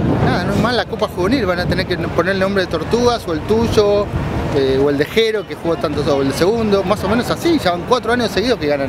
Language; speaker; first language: Spanish; native; Spanish